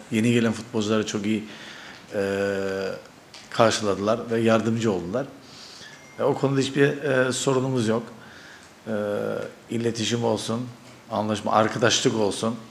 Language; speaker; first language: Turkish; early bilingual, heritage; Turkish